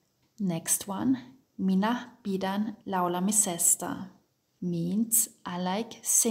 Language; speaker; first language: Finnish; non-native, fluent; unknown